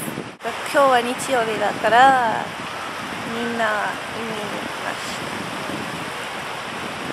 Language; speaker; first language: Japanese; non-native, fluent; English